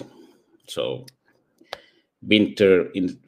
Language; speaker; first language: English; non-native, fluent; Finnish